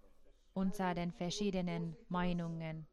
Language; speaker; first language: German; non-native, fluent; Finnish